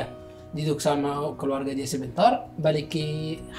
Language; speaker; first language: Indonesian; non-native, learner; Arabic